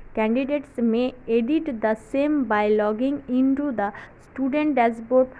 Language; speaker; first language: English; non-native, local second language; Bangla